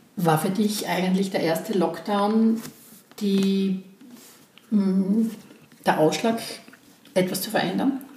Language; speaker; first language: German; native; German